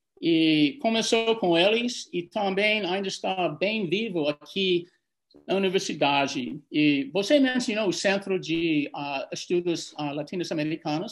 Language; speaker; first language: Portuguese; non-native, fluent; English